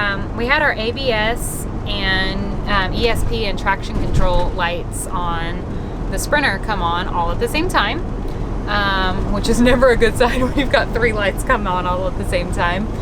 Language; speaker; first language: English; native; English